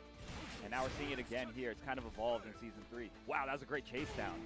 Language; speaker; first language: English; native; English